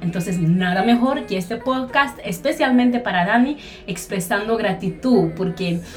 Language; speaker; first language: Spanish; non-native, fluent; Portuguese